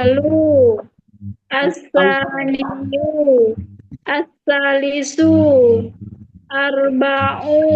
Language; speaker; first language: Arabic; non-native, learner; Indonesian